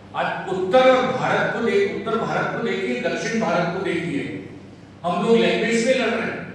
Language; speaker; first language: Hindi; native; Hindi